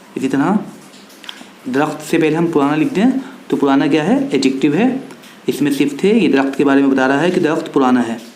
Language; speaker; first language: Urdu; native; Urdu